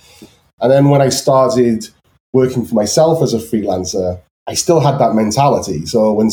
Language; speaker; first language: English; native; English